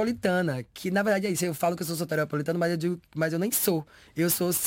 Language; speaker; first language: Portuguese; native; Portuguese